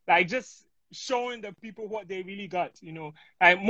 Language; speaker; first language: English; non-native, local second language; Akan